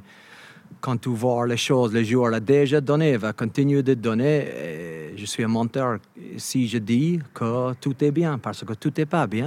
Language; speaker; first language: French; non-native, fluent; English